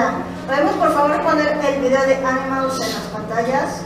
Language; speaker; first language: Spanish; native; Spanish